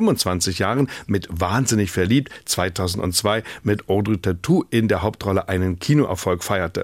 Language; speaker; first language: German; native; German